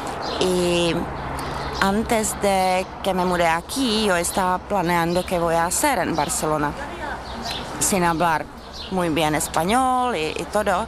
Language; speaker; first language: Spanish; non-native, learner; Czech